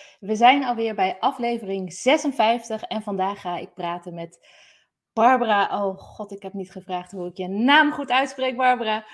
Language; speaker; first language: Dutch; native; Dutch